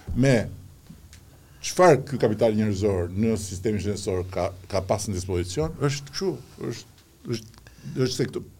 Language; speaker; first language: Albanian; native; Albanian